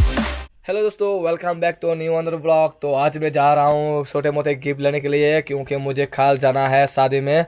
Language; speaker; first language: Hindi; non-native, local second language; Chakma